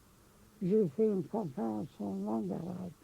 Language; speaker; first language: French; non-native, local second language; Arabic